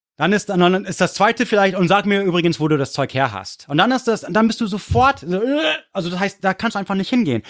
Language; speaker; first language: German; non-native, fluent; English